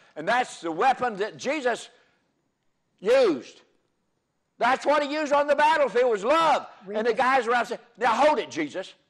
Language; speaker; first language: English; native; English